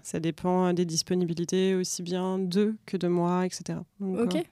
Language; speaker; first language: French; native; French